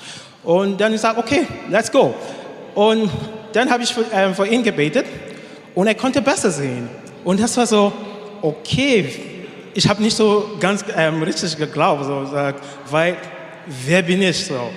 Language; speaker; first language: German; non-native, learner; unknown